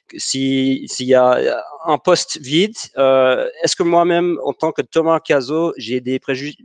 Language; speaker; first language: French; non-native, fluent; English